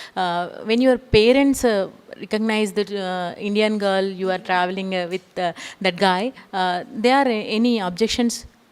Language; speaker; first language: English; non-native, local second language; Telugu